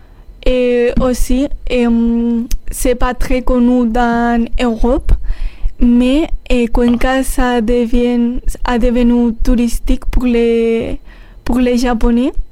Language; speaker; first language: French; non-native, learner; Spanish